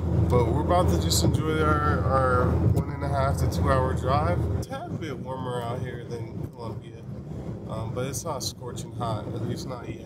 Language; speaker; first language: English; native; English